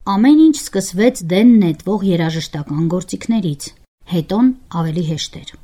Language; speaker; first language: Armenian; native; Armenian